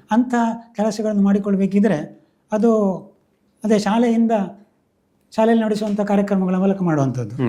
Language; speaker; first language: Kannada; native; Kannada